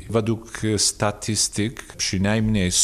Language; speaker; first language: Polish; non-native, fluent; Kurdish